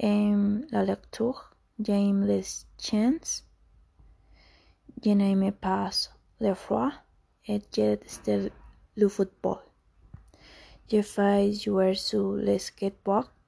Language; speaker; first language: French; non-native, learner; Spanish